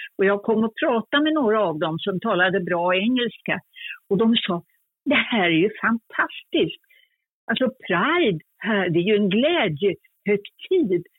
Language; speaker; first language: Swedish; native; Swedish